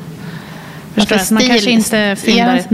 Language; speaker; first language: Swedish; native; Swedish